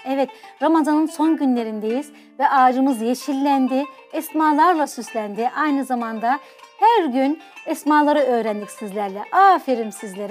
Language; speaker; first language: Turkish; native; Turkish